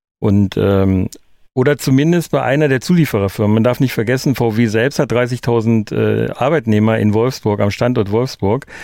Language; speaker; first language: German; native; German